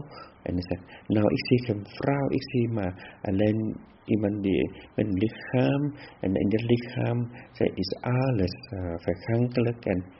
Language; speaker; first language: Dutch; non-native, fluent; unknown